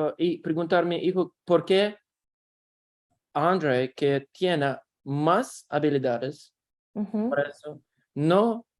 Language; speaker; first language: Spanish; non-native, learner; Russian